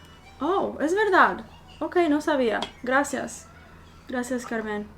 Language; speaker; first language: Spanish; non-native, fluent; English